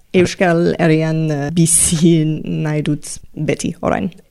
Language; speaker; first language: Basque; non-native, learner; English